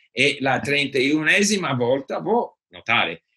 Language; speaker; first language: Italian; non-native, learner; English